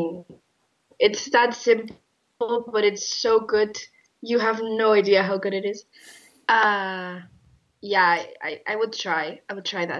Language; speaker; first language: English; non-native, fluent; Spanish